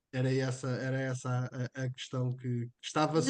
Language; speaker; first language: Portuguese; native; Portuguese